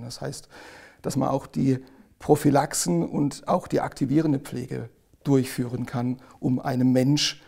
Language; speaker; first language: German; native; German